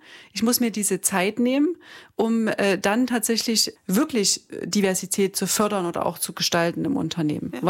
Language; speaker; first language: German; native; German